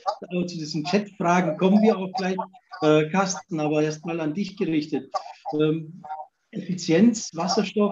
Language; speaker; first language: German; native; German